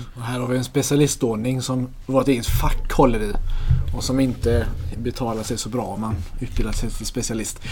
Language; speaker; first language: Swedish; native; Swedish